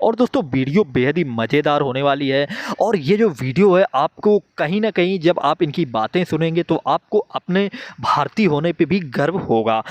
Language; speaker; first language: Hindi; native; Hindi